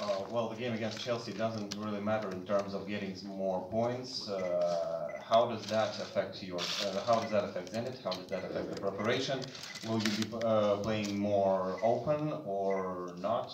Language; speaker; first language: English; non-native, fluent; Russian